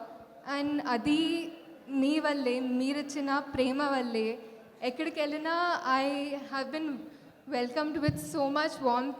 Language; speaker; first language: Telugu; non-native, local second language; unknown